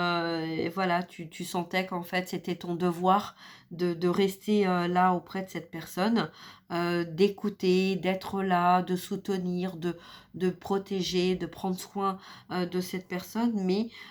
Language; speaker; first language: French; native; French